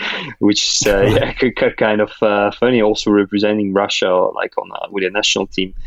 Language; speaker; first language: English; non-native, fluent; Russian